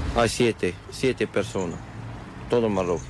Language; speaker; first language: Spanish; non-native, learner; Arabic